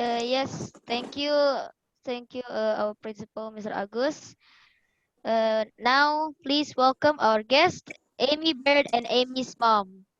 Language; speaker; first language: English; non-native, learner; Indonesian